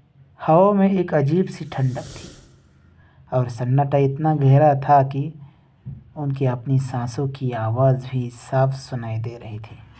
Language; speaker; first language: Hindi; native; Hindi